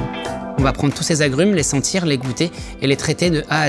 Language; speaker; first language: French; native; French